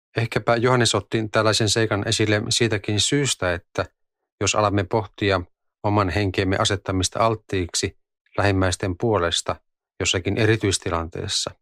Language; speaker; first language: Finnish; native; Finnish